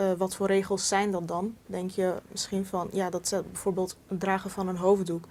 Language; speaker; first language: Dutch; early bilingual, other home language; Turkish